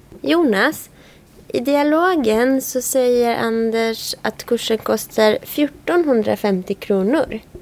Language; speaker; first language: Swedish; non-native, fluent; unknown